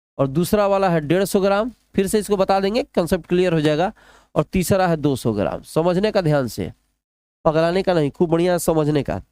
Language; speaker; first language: Hindi; non-native, local second language; Bhojpuri